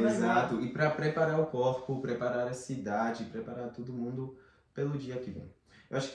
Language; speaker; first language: Portuguese; non-native, fluent; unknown